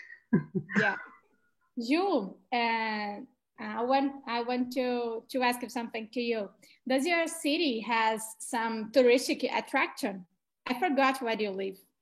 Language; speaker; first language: English; non-native, learner; Portuguese